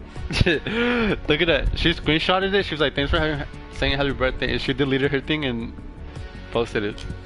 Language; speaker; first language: English; non-native, fluent; Spanish